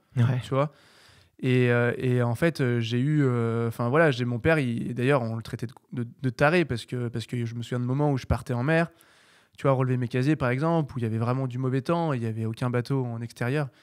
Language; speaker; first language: French; native; French